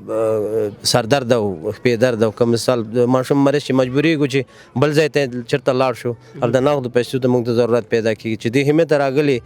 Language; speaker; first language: Pashto; native; Pashto